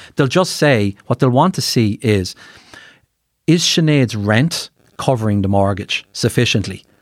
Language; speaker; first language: English; native; English